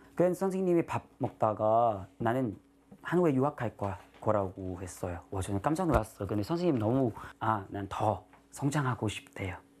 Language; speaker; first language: Korean; non-native, fluent; Vietnamese